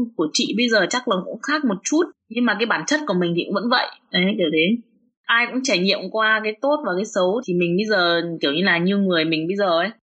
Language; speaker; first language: Vietnamese; early bilingual, other home language; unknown